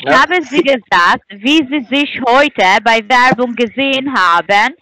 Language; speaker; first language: German; non-native, fluent; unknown